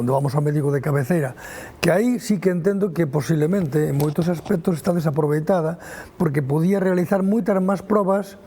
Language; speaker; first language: Galician; native; Galician